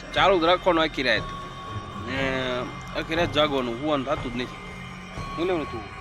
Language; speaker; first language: Gujarati; native; Gujarati